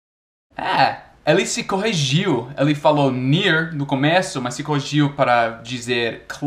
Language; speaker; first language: Portuguese; non-native, fluent; English